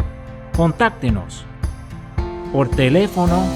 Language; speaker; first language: Spanish; native; Spanish